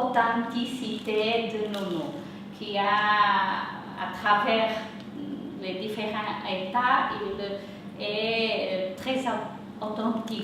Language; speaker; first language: French; non-native, fluent; Portuguese